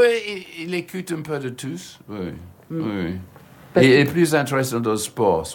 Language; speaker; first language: French; non-native, fluent; English